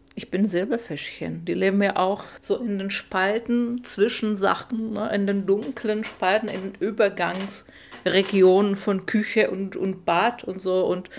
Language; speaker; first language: German; non-native, fluent; Czech